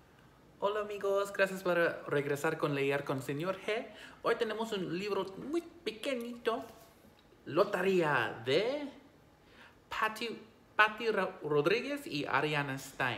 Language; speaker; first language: Spanish; non-native, fluent; English